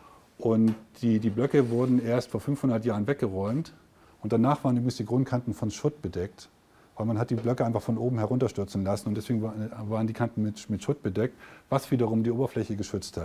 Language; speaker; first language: German; native; German